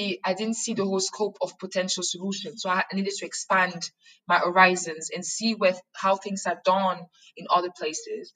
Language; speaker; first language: English; non-native, local second language; French